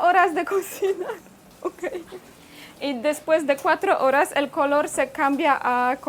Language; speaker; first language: Spanish; non-native, fluent; Polish